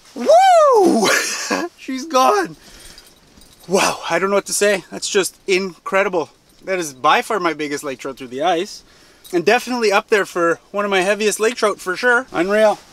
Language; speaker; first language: English; native; English